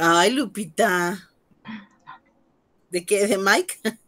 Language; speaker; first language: Spanish; native; Spanish